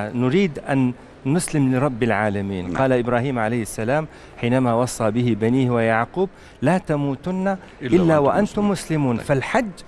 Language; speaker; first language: Arabic; native; Arabic